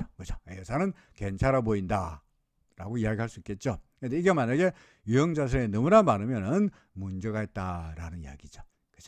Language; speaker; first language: Korean; native; Korean